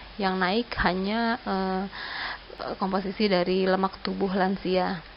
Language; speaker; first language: Indonesian; native; Indonesian